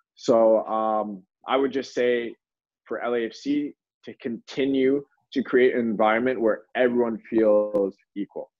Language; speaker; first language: English; native; English